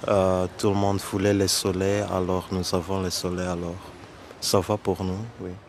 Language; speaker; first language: French; non-native, local second language; Dutch